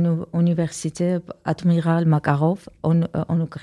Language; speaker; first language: French; non-native, learner; Armenian